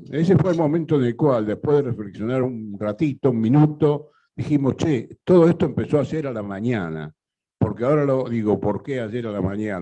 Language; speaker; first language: Spanish; native; Spanish